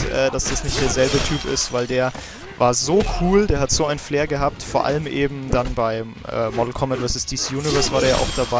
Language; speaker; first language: German; native; German